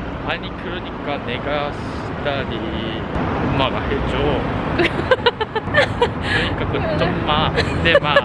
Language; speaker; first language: Korean; non-native, learner; Japanese